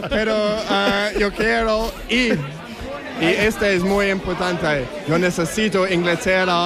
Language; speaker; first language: Spanish; non-native, learner; English